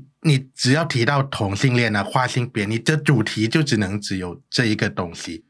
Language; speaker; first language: Chinese; non-native, fluent; Thai